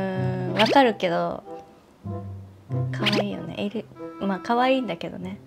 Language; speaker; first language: Japanese; native; Japanese